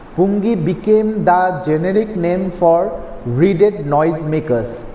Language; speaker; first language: English; non-native, local second language; Assamese